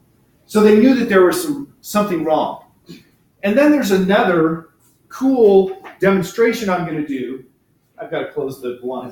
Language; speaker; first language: English; native; English